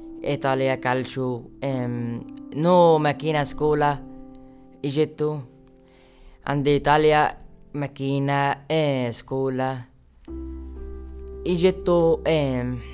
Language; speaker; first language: Italian; non-native, learner; Arabic